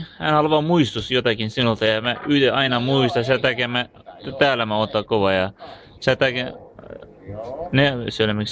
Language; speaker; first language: Finnish; non-native, learner; Turkish